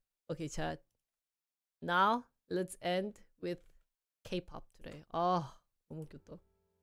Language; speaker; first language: English; non-native, fluent; Korean